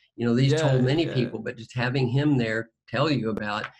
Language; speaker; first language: English; native; English